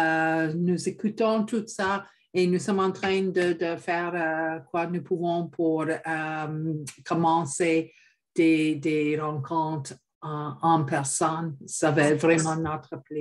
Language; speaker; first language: French; non-native, fluent; English